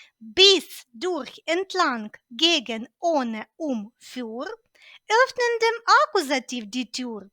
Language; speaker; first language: German; non-native, fluent; Ukrainian